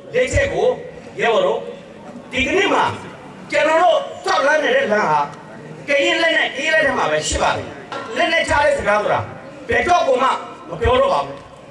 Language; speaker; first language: Burmese; non-native, local second language; S'gaw Karen